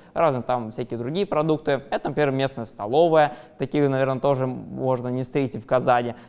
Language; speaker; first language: Russian; native; Russian